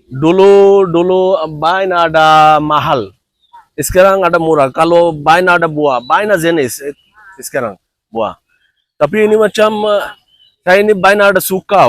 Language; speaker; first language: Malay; non-native, learner; Bangla